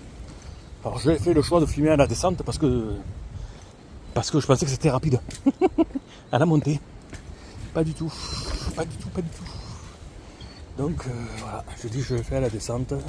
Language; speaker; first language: French; native; French